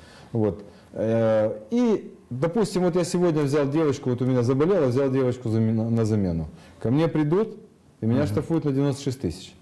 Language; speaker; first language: Russian; native; Russian